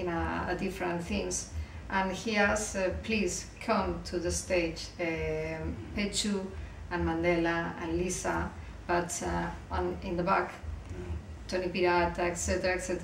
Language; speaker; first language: English; non-native, learner; Spanish